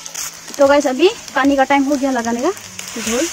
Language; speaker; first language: Hindi; non-native, local second language; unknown